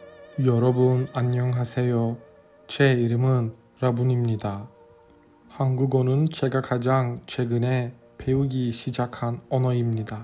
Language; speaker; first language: Korean; non-native, learner; Turkish